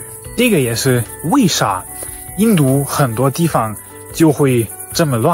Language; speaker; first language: Chinese; non-native, fluent; German